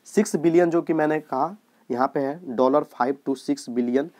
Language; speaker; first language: Hindi; native; Hindi